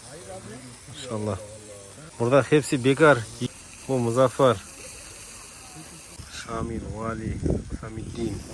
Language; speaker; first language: Turkish; non-native, learner; Kazakh